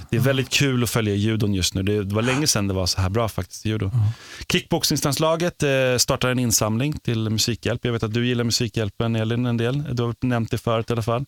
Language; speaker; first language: Swedish; native; Swedish